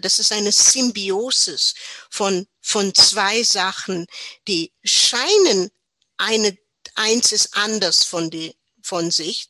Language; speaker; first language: German; non-native, learner; English